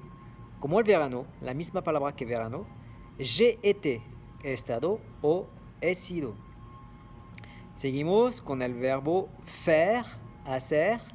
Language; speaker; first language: Spanish; non-native, fluent; French